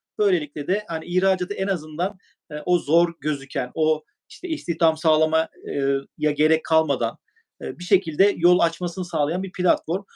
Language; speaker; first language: Turkish; native; Turkish